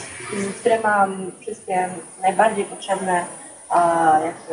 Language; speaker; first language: Polish; non-native, fluent; Russian